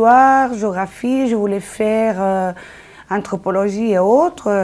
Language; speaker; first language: French; non-native, fluent; Spanish